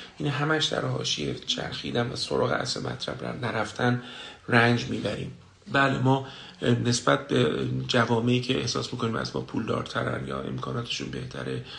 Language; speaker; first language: Persian; native; Persian